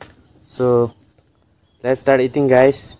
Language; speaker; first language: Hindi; non-native, local second language; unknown